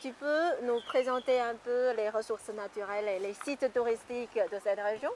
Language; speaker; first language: French; non-native, fluent; Chinese